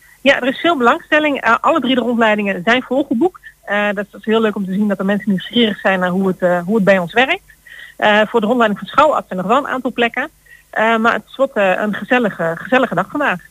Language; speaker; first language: Dutch; native; Dutch